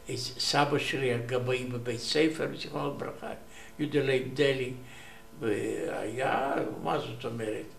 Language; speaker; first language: Hebrew; non-native, learner; Romanian